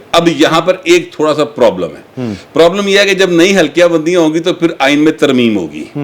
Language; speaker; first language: Urdu; non-native, local second language; Punjabi